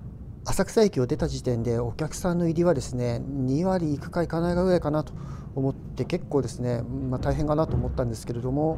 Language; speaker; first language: Japanese; native; Japanese